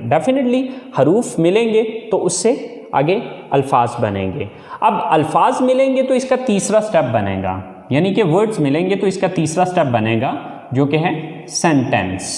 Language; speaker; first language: Urdu; native; Urdu